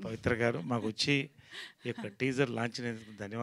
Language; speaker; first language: Telugu; native; Telugu